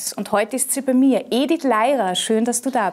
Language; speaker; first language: German; native; German